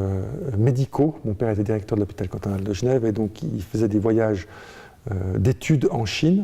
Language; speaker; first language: French; native; French